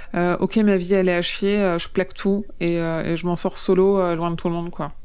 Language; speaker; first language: French; native; French